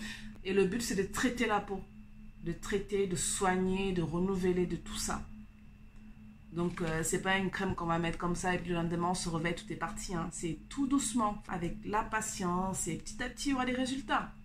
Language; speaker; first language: French; native; French